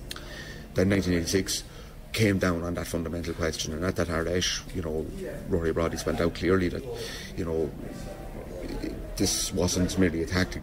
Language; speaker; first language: English; native; English